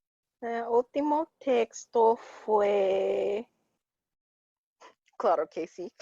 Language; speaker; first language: Spanish; non-native, learner; English